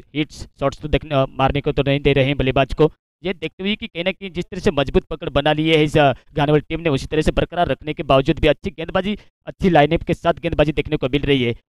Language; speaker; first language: Hindi; non-native, local second language; Marathi